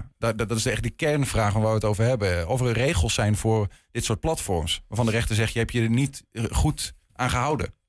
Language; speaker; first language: Dutch; native; Dutch